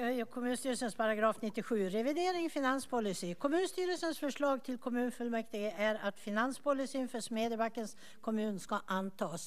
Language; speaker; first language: Swedish; native; Swedish